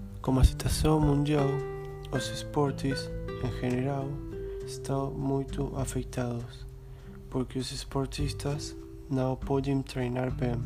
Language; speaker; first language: Portuguese; non-native, learner; Spanish